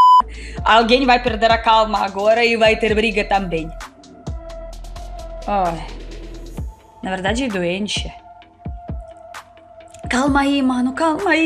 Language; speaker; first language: Portuguese; non-native, learner; Russian